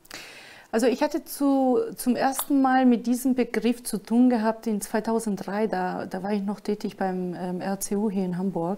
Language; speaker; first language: German; non-native, fluent; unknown